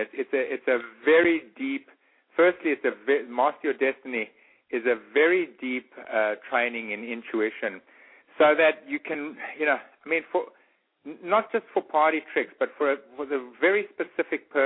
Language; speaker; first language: English; native; English